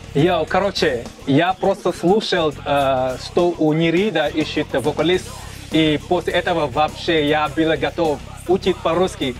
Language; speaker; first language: Russian; non-native, learner; English